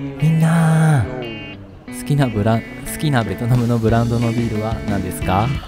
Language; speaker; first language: Japanese; native; Japanese